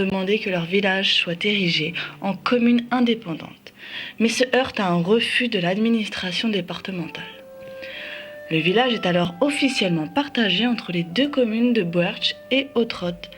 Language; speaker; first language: French; native; French